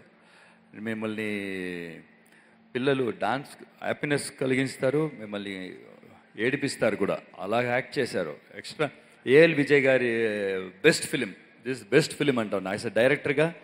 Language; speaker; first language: Telugu; non-native, local second language; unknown